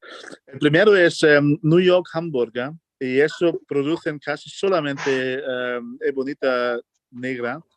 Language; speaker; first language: Spanish; non-native, fluent; German